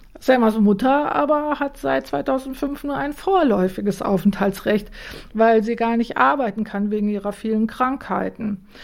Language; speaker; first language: German; native; German